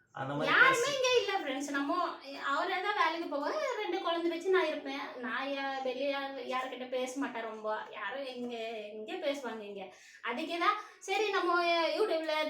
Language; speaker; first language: Tamil; non-native, local second language; Odia